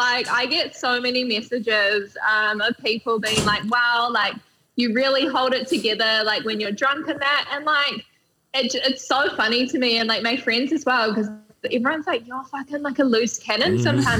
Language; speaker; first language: English; native; English